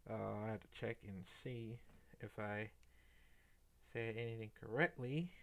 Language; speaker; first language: English; native; English